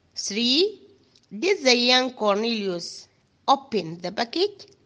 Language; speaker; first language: English; non-native, fluent; Arabic